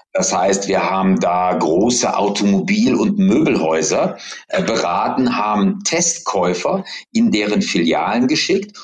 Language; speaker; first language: German; native; German